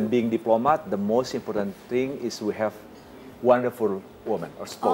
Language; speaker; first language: English; non-native, fluent; Indonesian